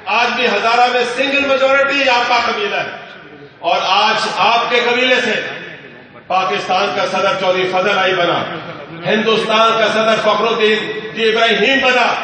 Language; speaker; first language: Urdu; non-native, local second language; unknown